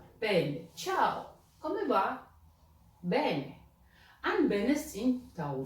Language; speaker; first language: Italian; non-native, fluent; Georgian